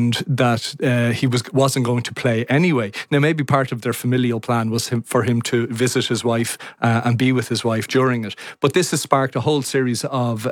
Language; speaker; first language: English; native; English